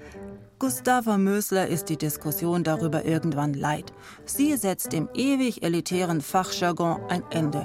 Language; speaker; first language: German; native; German